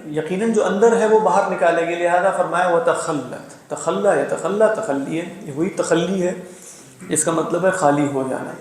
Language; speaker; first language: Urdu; native; Urdu